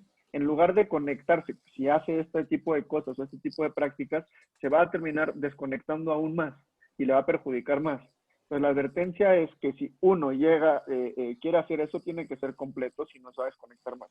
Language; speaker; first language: Spanish; native; Spanish